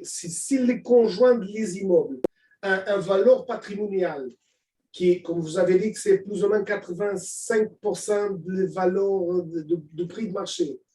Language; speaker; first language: French; non-native, fluent; Portuguese